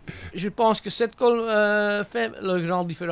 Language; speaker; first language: French; non-native, local second language; Dutch